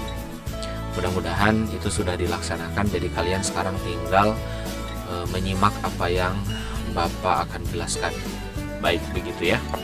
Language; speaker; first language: Indonesian; native; Indonesian